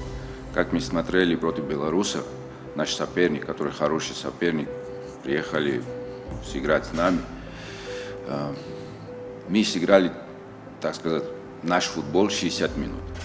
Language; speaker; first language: Russian; non-native, local second language; Tajik